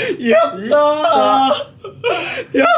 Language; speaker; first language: Japanese; native; Japanese